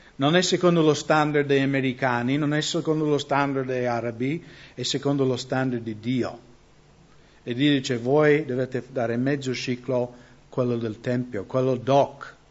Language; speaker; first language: Italian; non-native, fluent; English